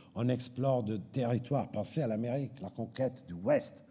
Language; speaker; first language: French; native; French